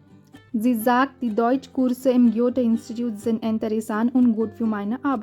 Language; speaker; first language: German; non-native, learner; Hindi